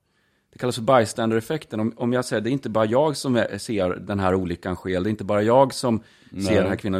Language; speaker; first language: Swedish; native; Swedish